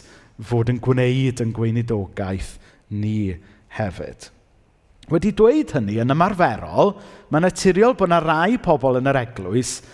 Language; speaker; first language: Welsh; native; Welsh